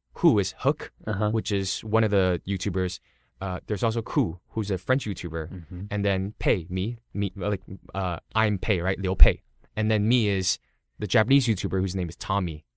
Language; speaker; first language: English; early bilingual, other home language; Cantonese